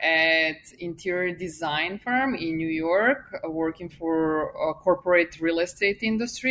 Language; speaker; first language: English; non-native, fluent; Serbian